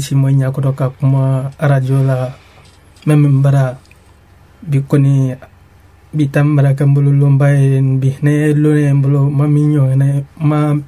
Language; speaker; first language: Italian; non-native, learner; Mandingo